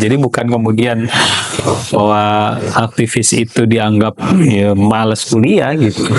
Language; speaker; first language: Indonesian; native; Indonesian